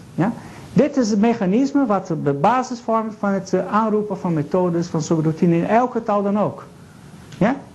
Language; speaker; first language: Dutch; non-native, fluent; Portuguese